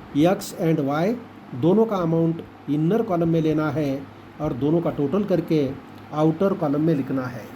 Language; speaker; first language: Hindi; non-native, local second language; Marathi